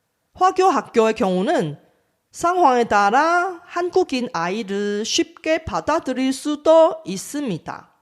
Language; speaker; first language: Korean; non-native, fluent; Chinese